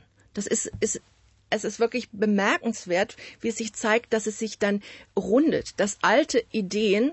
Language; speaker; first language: German; native; German